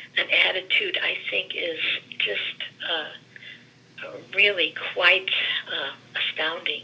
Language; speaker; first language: English; early bilingual, other home language; Greek